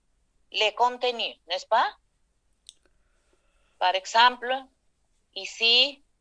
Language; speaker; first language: French; non-native, fluent; Spanish